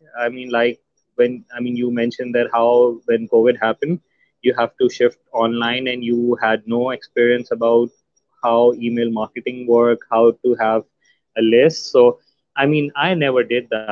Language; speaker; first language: English; non-native, local second language; Urdu